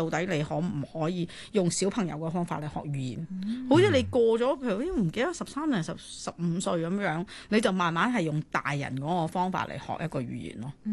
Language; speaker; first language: Cantonese; non-native, local second language; Chinese